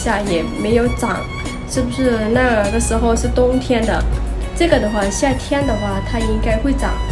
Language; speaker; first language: Chinese; non-native, fluent; Lao